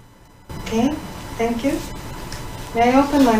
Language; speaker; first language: English; non-native, fluent; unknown